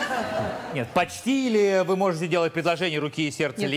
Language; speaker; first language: Russian; native; Russian